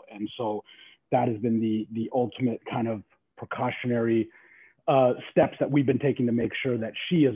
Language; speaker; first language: English; native; English